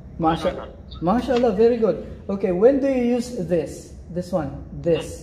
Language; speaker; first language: English; non-native, fluent; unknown